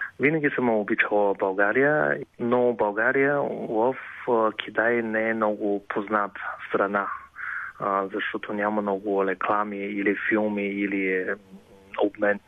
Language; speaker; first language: Bulgarian; non-native, fluent; Chinese